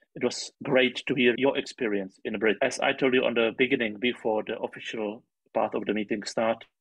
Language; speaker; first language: English; non-native, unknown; Czech